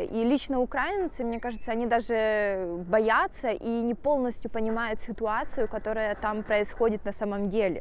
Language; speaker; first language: Russian; native; Russian